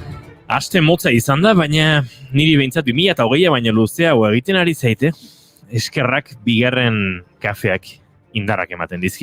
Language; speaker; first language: Basque; native; Basque